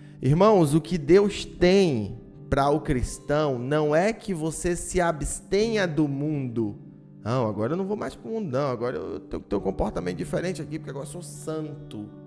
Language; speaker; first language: Portuguese; native; Portuguese